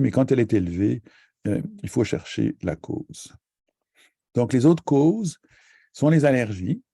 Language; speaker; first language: French; native; French